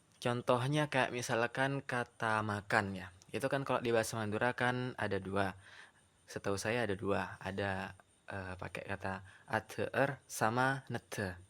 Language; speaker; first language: Indonesian; non-native, local second language; Madurese